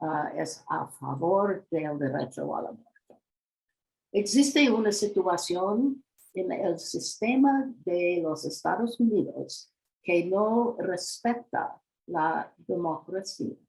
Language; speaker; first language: Spanish; non-native, learner; English